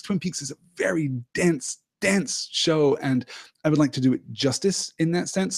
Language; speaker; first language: English; native; English